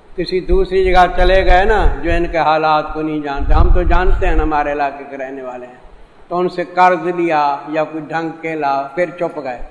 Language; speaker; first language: Urdu; native; Urdu